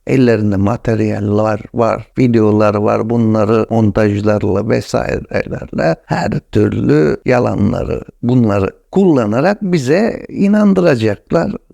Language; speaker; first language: Turkish; native; Turkish